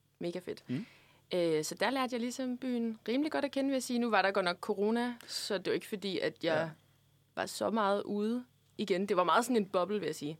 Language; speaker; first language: Danish; native; Danish